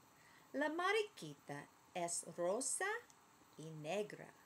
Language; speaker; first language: Spanish; non-native, learner; English